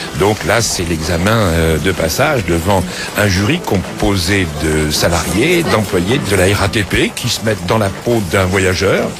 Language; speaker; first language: French; native; French